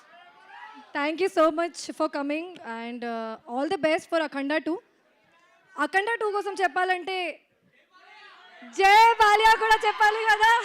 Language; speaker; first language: Telugu; non-native, local second language; Hindi